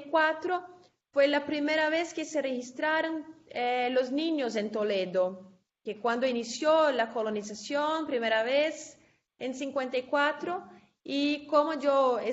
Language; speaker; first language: Spanish; non-native, fluent; Portuguese